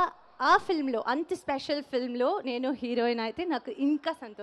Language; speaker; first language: Telugu; non-native, local second language; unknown